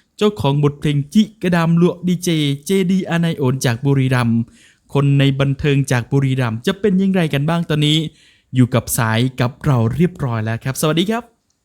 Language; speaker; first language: Thai; non-native, local second language; Northern Khmer